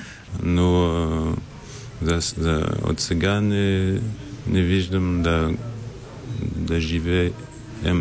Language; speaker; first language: Bulgarian; non-native, learner; French